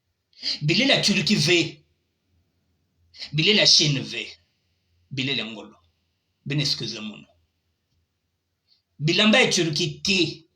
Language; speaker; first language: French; non-native, local second language; Lingala